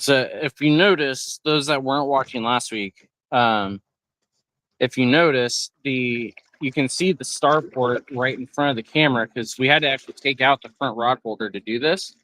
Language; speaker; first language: English; native; English